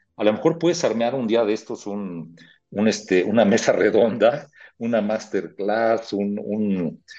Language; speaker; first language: Spanish; native; Spanish